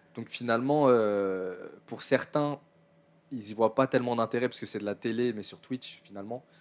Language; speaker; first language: French; native; French